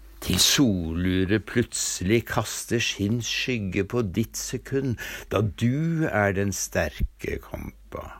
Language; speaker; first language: Norwegian; native; Norwegian